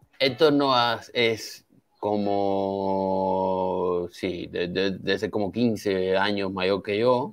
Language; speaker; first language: Spanish; native; Spanish